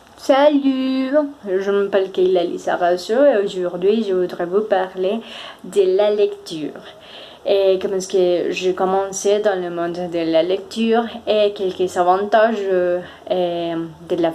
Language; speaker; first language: French; non-native, fluent; Spanish